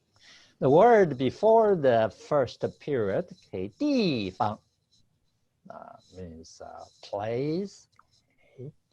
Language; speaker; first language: English; non-native, fluent; Chinese